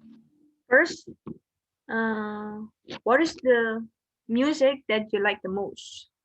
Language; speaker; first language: English; non-native, learner; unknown